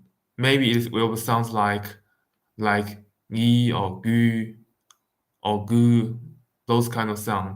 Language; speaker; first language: English; non-native, fluent; Wu Chinese